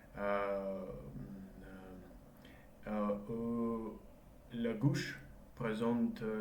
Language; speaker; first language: French; non-native, learner; Russian